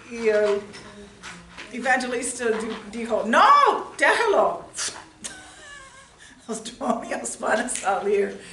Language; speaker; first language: Spanish; non-native, learner; English